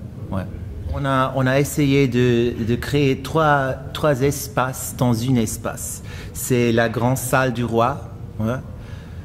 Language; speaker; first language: French; non-native, fluent; German